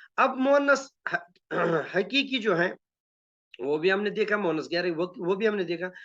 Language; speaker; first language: Urdu; non-native, local second language; Kashmiri